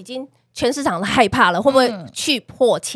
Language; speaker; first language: Chinese; native; Chinese